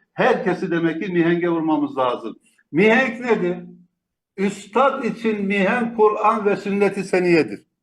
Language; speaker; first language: Turkish; native; Turkish